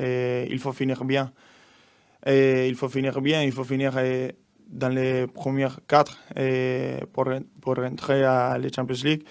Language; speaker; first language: French; non-native, learner; Spanish